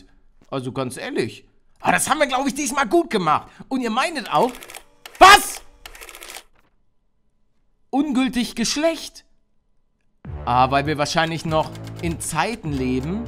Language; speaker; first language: German; native; German